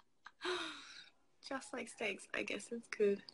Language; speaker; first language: English; native; English